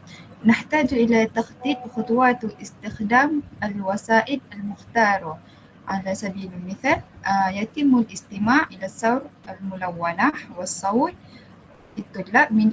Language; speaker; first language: Arabic; non-native, learner; Malay